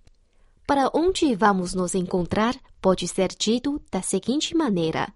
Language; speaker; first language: Portuguese; non-native, fluent; Chinese